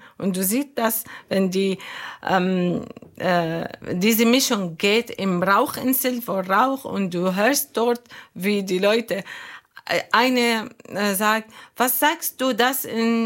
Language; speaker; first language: German; non-native, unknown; Arabic